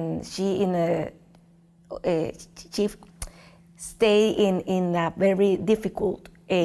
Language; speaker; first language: English; non-native, learner; Spanish